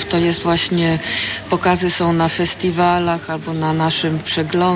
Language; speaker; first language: Polish; early bilingual, heritage; Polish